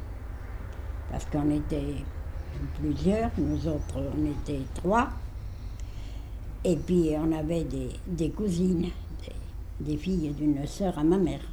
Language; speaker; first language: French; native; French